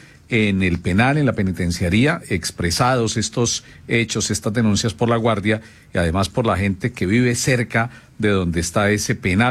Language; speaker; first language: Spanish; native; Spanish